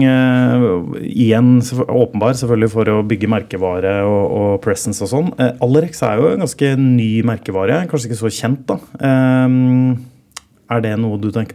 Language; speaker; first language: Norwegian; native; Norwegian